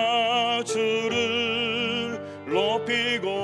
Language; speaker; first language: Korean; native; Korean